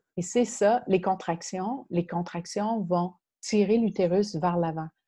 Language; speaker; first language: French; native; French